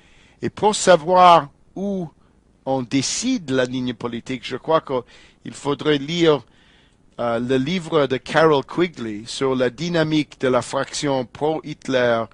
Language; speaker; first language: French; non-native, fluent; English